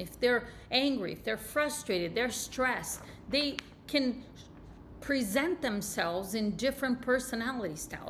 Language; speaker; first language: English; native; English